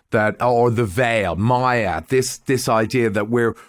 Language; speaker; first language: English; native; English